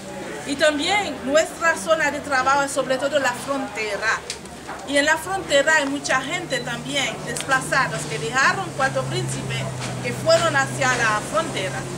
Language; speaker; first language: Spanish; non-native, fluent; Haitian Creole